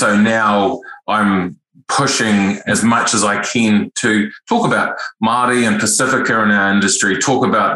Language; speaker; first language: English; native; English